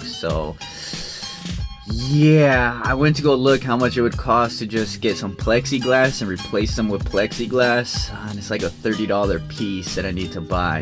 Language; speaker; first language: English; native; English